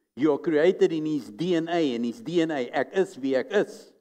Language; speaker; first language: English; non-native, local second language; Afrikaans